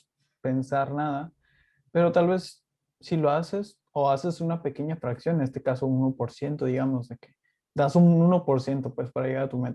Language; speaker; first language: Spanish; native; Spanish